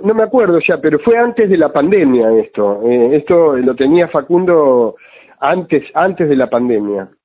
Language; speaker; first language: Spanish; native; Spanish